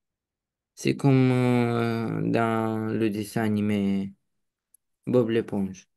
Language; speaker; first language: French; non-native, learner; Romanian